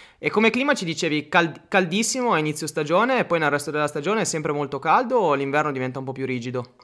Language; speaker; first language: Italian; native; Italian